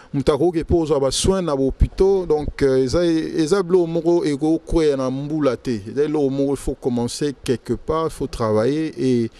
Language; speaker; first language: French; non-native, local second language; Lingala